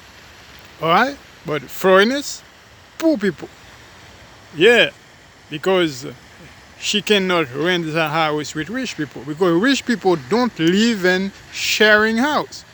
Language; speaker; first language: English; non-native, learner; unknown